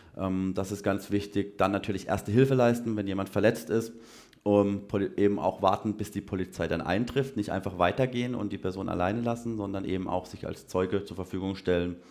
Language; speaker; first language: German; native; German